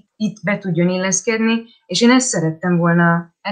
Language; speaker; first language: Hungarian; native; Hungarian